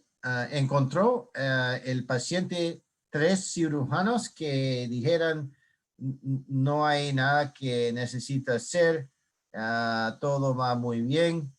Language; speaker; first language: Spanish; non-native, learner; English